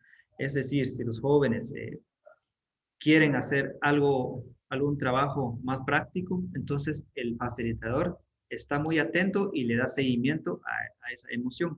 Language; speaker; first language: Spanish; non-native, local second language; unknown